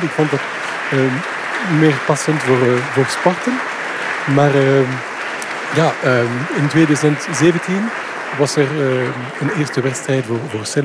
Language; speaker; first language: Dutch; non-native, local second language; French